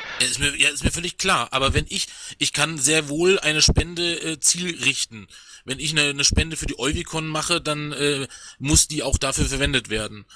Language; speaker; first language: German; native; German